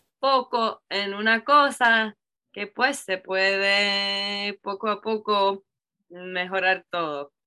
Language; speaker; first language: Spanish; non-native, learner; English